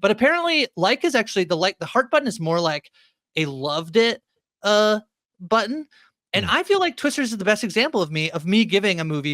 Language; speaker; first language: English; native; English